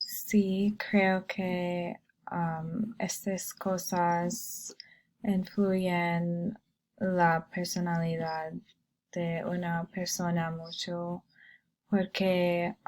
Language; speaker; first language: Spanish; non-native, learner; English